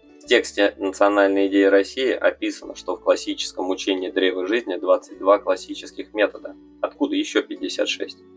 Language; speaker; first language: Russian; native; Russian